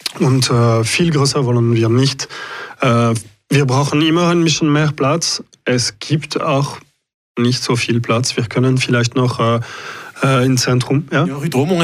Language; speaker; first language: German; non-native, local second language; French